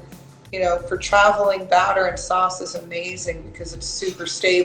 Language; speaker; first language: English; native; English